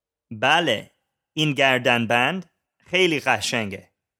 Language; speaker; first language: Persian; non-native, learner; English